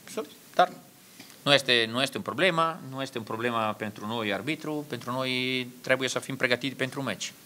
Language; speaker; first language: Romanian; non-native, learner; Italian